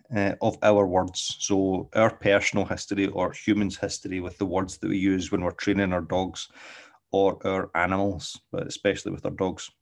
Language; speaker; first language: English; native; English